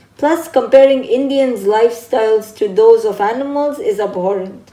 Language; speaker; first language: English; early bilingual, heritage; English